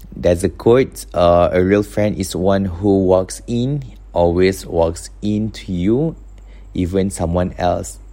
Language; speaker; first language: English; non-native, local second language; Malay